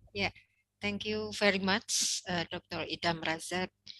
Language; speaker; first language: English; non-native, learner; Indonesian